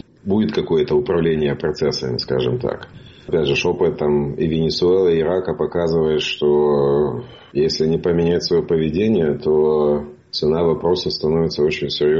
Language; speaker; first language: Russian; native; Russian